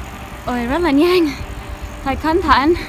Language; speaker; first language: Vietnamese; non-native, fluent; English